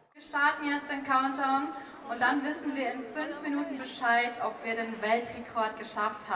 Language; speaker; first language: German; native; German